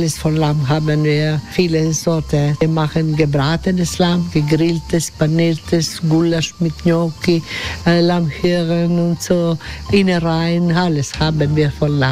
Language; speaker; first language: German; non-native, learner; Croatian